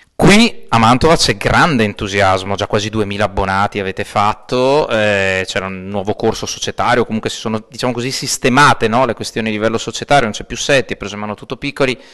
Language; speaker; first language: Italian; native; Italian